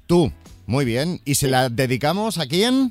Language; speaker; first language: Spanish; native; Spanish